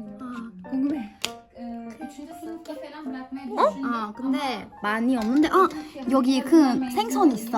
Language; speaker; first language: Korean; non-native, learner; Turkish